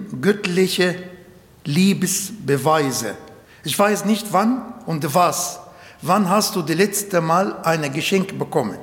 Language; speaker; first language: German; non-native, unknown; Arabic